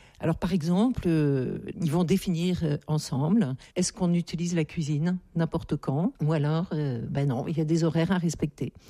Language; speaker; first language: French; native; French